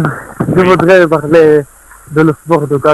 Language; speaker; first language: French; non-native, learner; Arabic